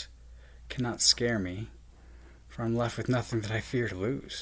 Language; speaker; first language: English; native; English